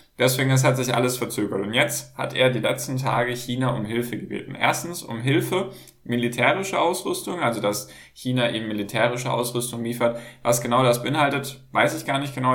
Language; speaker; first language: German; native; German